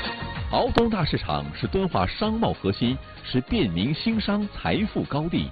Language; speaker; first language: Chinese; native; Chinese